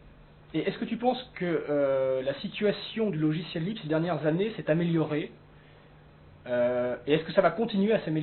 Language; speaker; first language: French; native; French